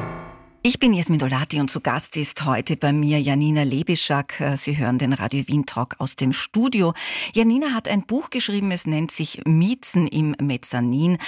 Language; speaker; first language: German; native; German